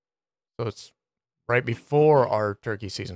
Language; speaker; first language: English; native; English